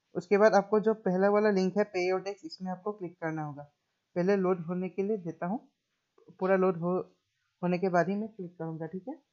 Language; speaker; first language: Hindi; non-native, local second language; Assamese